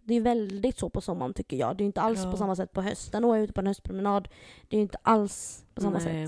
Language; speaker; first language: Swedish; native; Swedish